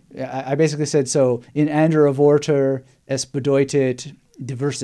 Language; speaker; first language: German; non-native, learner; English